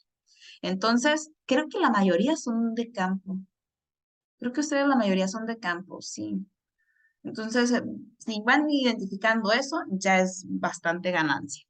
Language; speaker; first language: Spanish; native; Spanish